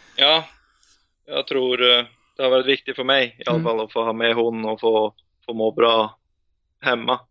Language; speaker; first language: Swedish; non-native, fluent; Norwegian